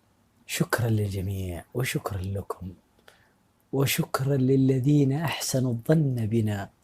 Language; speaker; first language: Arabic; native; Arabic